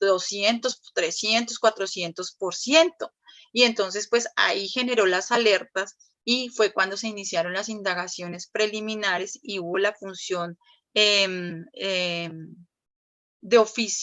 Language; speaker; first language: Spanish; native; Spanish